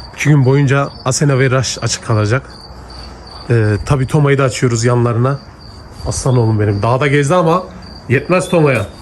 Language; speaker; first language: Turkish; native; Turkish